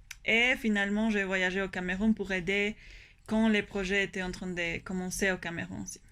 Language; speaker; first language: French; non-native, fluent; Spanish